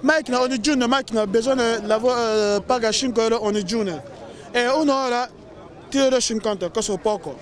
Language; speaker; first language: Italian; non-native, learner; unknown